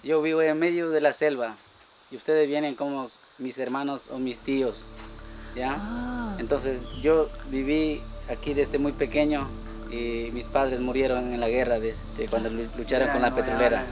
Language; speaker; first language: Spanish; non-native, local second language; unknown